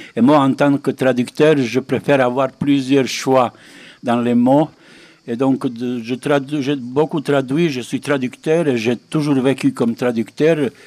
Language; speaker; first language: French; non-native, fluent; Serbian